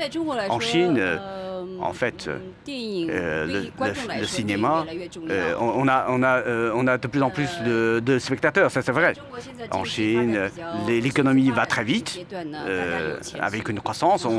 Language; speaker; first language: French; non-native, fluent; Chinese